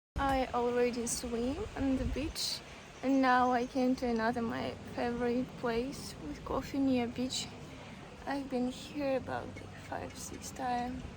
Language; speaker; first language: English; non-native, learner; Russian